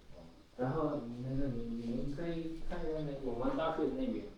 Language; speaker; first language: Chinese; non-native, learner; Sinhala